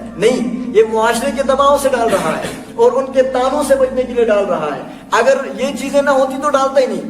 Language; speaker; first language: Urdu; non-native, local second language; Kashmiri